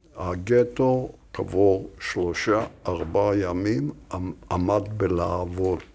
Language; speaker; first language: Hebrew; non-native, fluent; Polish